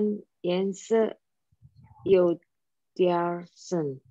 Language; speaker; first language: Chinese; non-native, learner; Indonesian